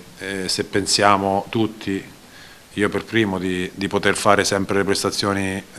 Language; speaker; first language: Italian; native; Italian